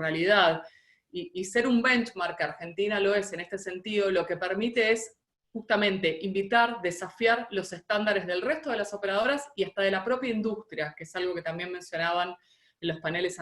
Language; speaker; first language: Spanish; native; Spanish